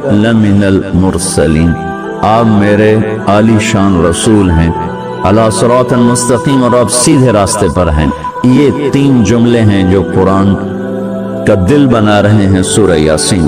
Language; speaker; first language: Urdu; non-native, local second language; Saraiki